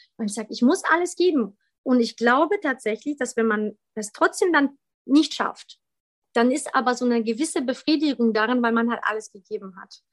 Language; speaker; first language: German; early bilingual, other home language; Polish